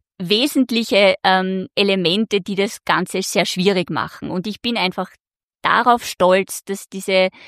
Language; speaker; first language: German; native; German